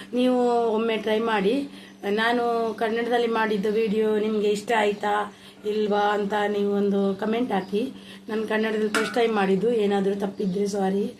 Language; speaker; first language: Kannada; non-native, local second language; Tulu